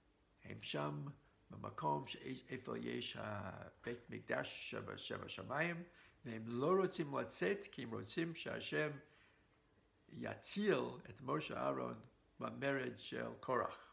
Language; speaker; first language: Hebrew; non-native, fluent; English